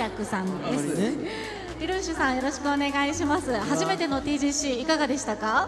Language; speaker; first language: Japanese; native; Japanese